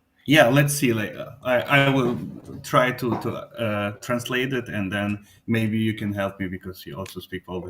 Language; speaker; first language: English; non-native, fluent; Polish